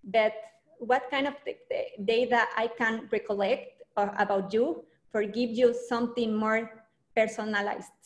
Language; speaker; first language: English; non-native, learner; Spanish